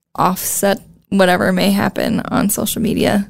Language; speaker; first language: English; native; English